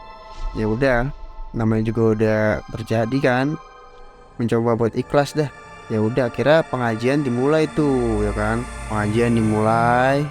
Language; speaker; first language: Indonesian; native; Indonesian